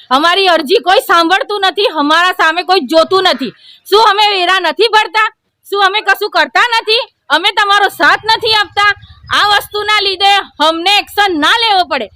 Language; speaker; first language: Gujarati; native; Gujarati